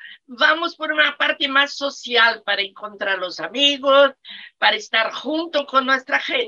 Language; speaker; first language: Spanish; non-native, fluent; Portuguese